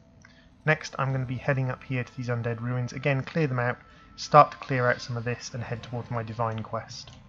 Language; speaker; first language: English; native; English